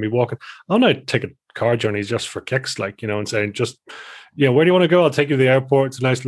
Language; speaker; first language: English; native; English